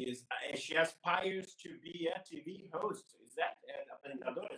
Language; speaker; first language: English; non-native, fluent; Portuguese